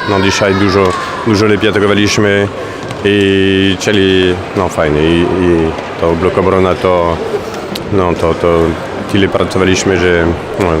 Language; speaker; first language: Polish; non-native, learner; French